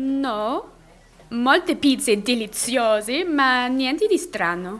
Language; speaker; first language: Italian; non-native, learner; English